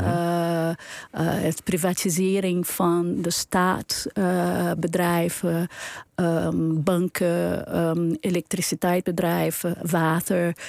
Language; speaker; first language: Dutch; non-native, fluent; Portuguese